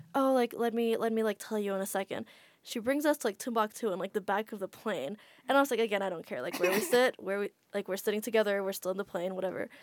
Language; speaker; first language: English; non-native, fluent; Indonesian